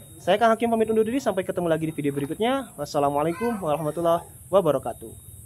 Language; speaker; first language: Indonesian; non-native, local second language; Sundanese